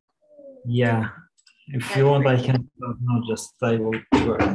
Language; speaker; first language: English; non-native, learner; Kurdish